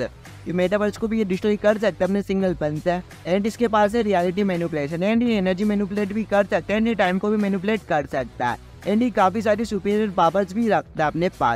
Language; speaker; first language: Hindi; native; Hindi